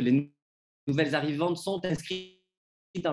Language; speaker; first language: French; native; French